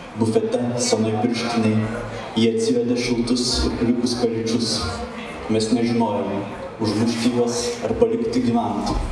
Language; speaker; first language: Lithuanian; native; Lithuanian